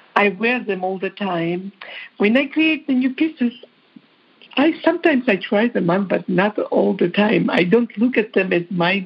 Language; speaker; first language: English; non-native, fluent; Georgian